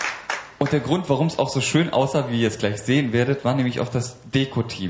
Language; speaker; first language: German; native; German